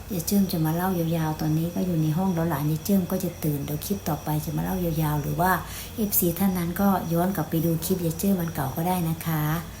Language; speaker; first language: Thai; native; Thai